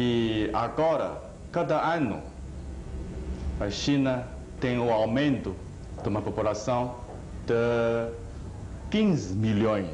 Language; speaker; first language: Portuguese; non-native, fluent; Chinese